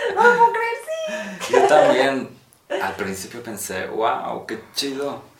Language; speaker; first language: Spanish; non-native, fluent; Polish